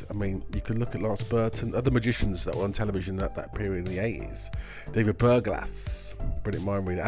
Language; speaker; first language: English; native; English